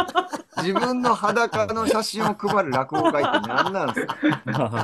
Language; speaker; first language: Japanese; native; Japanese